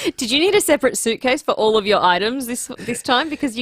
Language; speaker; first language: English; native; English